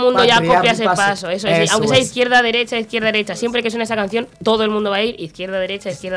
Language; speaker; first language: Spanish; native; Spanish